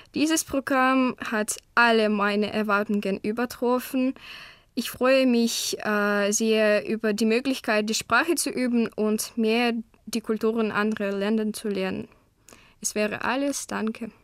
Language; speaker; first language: German; non-native, fluent; Russian